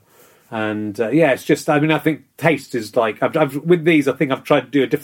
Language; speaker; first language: English; native; English